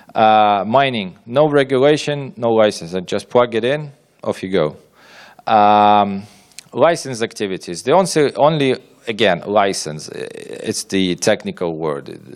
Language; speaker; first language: English; non-native, fluent; Ukrainian